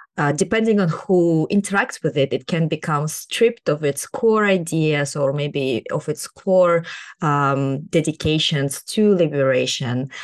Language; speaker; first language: English; non-native, fluent; Kazakh